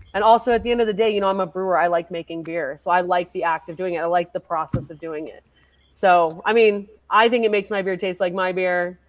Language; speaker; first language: English; native; English